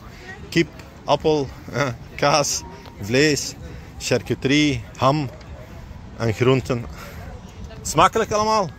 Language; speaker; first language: Dutch; non-native, fluent; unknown